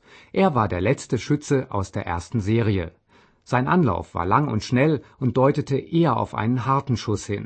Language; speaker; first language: German; native; German